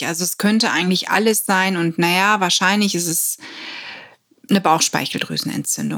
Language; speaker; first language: German; native; German